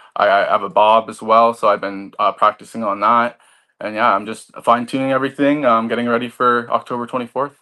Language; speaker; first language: English; native; English